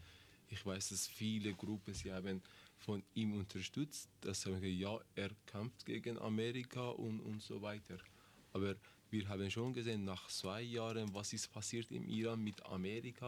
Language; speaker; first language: German; non-native, learner; Persian